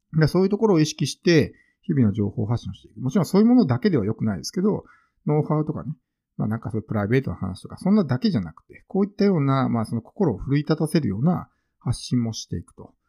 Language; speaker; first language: Japanese; native; Japanese